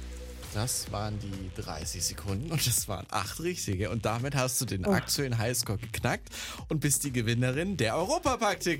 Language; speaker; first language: German; native; German